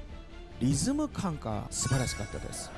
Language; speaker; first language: Japanese; non-native, fluent; Korean